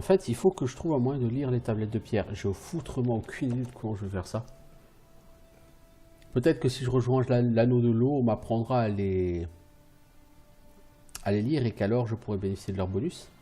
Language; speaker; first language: French; native; French